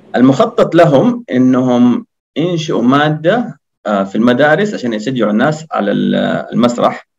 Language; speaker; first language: Arabic; early bilingual, other home language; Indonesian